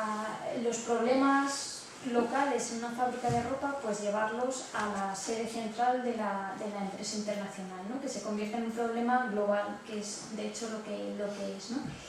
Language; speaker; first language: Spanish; native; Spanish